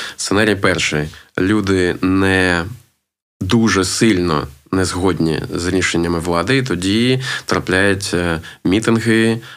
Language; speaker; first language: Ukrainian; non-native, local second language; Russian